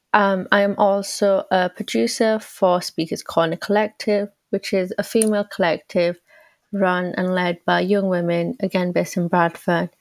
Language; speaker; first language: English; native; English